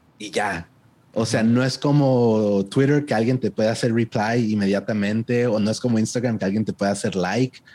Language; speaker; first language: Spanish; early bilingual, heritage; Spanish